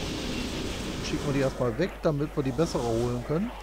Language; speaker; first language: German; native; German